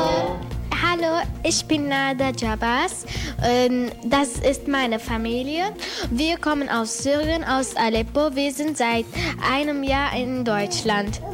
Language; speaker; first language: German; early bilingual, other home language; Arabic